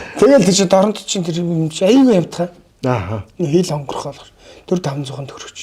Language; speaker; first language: Mongolian; native; Mongolian